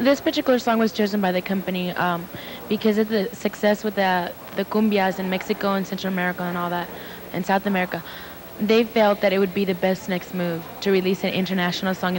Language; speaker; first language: English; native; English